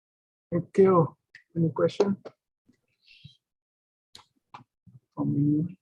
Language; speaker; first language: English; non-native, fluent; Vietnamese